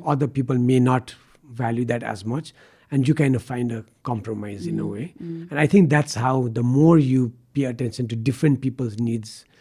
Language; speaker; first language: English; non-native, local second language; Nepali